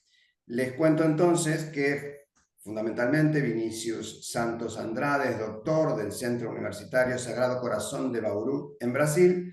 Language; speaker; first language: Spanish; native; Spanish